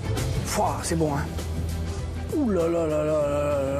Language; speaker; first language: French; native; French